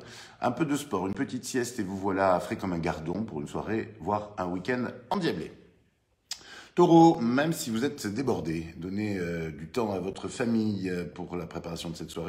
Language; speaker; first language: French; native; French